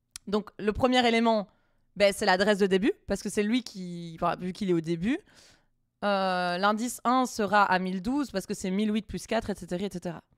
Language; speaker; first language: French; native; French